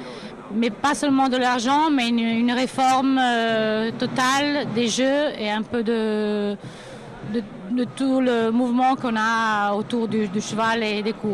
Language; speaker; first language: French; non-native, fluent; Italian